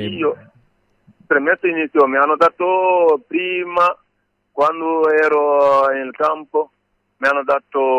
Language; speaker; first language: Italian; non-native, learner; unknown